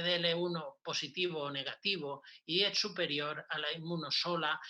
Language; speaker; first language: Spanish; native; Spanish